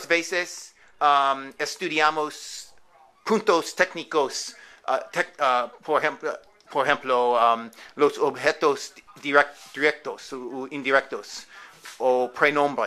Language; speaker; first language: Spanish; non-native, learner; English